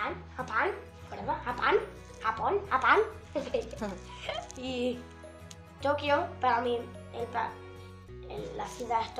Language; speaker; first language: Spanish; early bilingual, heritage; Spanish